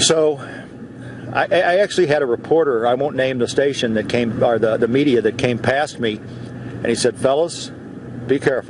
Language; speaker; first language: English; native; English